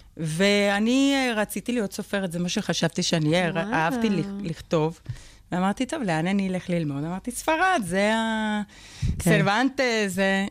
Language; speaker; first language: Hebrew; non-native, fluent; Spanish